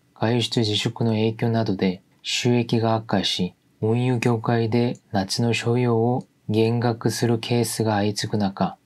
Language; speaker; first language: Japanese; non-native, fluent; Korean